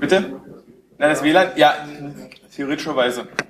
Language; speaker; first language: German; native; German